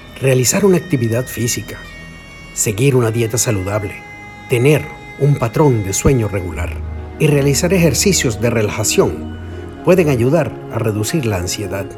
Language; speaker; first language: Spanish; native; Spanish